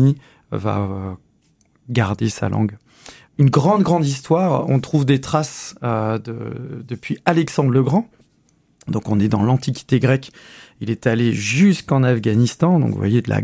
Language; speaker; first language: French; native; French